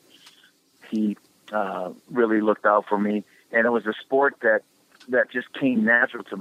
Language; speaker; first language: English; native; English